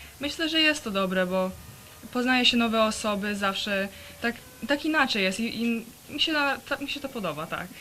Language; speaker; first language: Polish; early bilingual, heritage; Polish